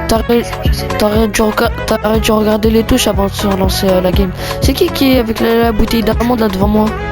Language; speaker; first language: French; native; French